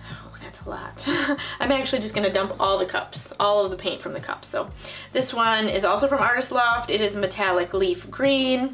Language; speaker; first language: English; native; English